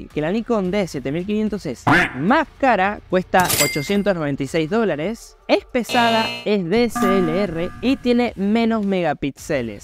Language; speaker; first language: Spanish; native; Spanish